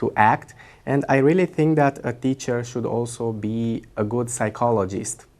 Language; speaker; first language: English; non-native, fluent; Romanian